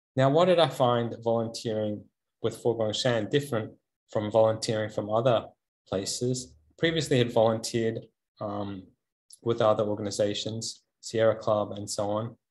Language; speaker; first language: English; native; English